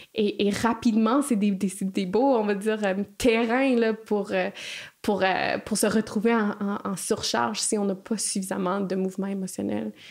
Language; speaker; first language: French; non-native, fluent; English